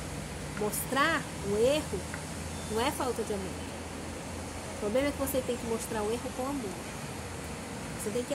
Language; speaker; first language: Portuguese; native; Portuguese